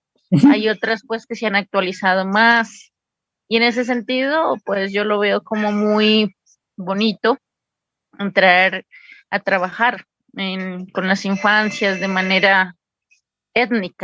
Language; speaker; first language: Spanish; native; Spanish